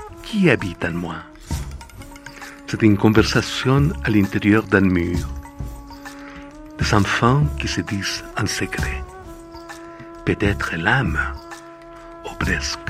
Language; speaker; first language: French; non-native, fluent; Spanish